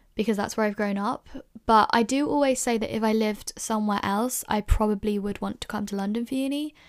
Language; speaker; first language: English; native; English